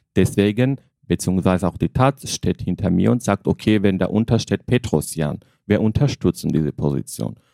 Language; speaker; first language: German; non-native, fluent; Armenian